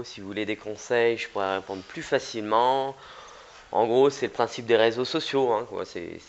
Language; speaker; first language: French; native; French